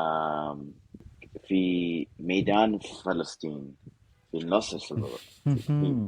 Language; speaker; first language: Arabic; non-native, learner; Spanish